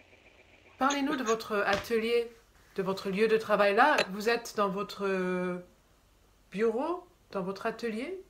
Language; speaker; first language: French; native; French